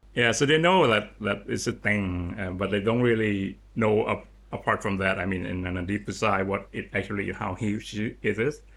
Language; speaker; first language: English; non-native, learner; Lao